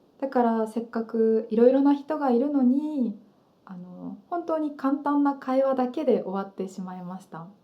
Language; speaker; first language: Japanese; native; Japanese